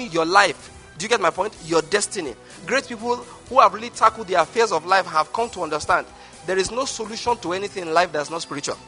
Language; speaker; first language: English; non-native, local second language; Igbo